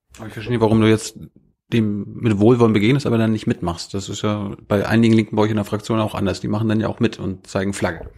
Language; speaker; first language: German; native; German